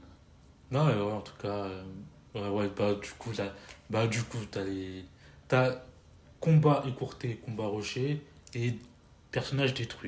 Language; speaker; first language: French; native; French